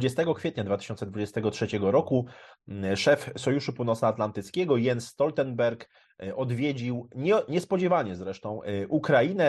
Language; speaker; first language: Polish; native; Polish